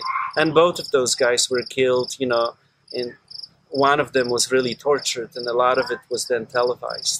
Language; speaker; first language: English; non-native, fluent; Polish